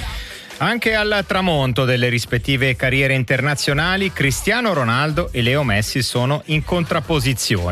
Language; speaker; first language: Italian; native; Italian